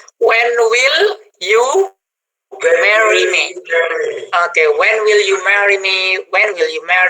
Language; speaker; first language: English; non-native, fluent; Indonesian